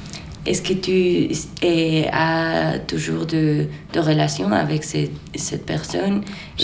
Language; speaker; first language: French; non-native, learner; Spanish